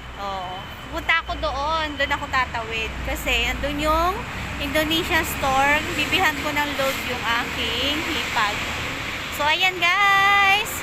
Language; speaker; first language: Filipino; native; Filipino